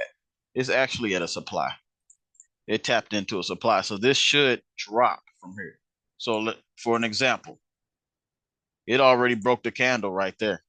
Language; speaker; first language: English; native; English